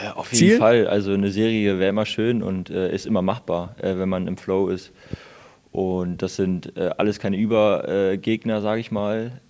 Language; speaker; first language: German; native; German